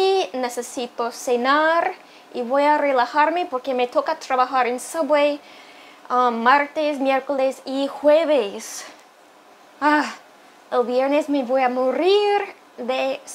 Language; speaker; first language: Spanish; non-native, fluent; English